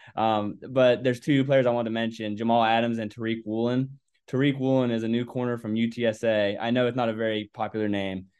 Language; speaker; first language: English; native; English